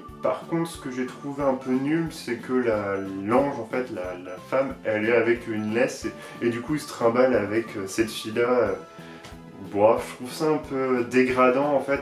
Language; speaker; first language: French; native; French